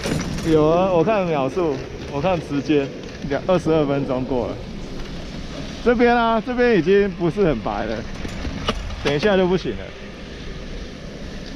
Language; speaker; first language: Chinese; native; Chinese